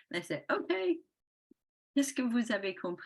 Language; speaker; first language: French; non-native, fluent; English